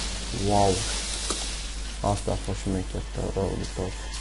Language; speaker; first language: Romanian; native; Romanian